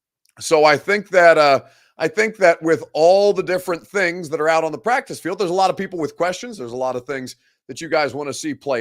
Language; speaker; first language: English; native; English